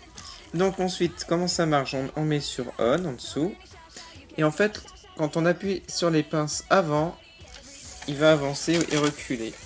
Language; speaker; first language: French; native; French